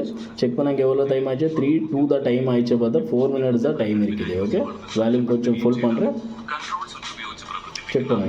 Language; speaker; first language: Tamil; non-native, learner; Kannada